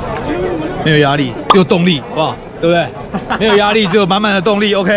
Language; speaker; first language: Chinese; native; Chinese